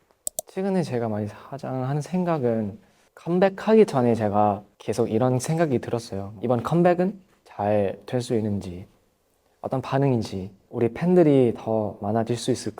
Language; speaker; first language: Korean; non-native, fluent; Thai